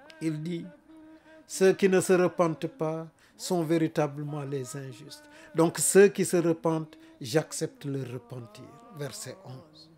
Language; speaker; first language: French; non-native, local second language; Wolof